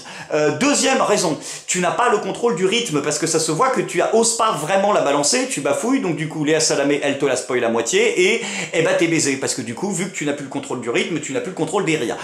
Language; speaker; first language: French; native; French